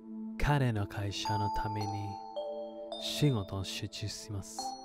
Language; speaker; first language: Japanese; non-native, learner; Indonesian